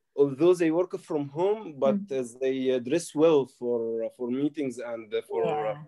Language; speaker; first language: English; non-native, learner; Arabic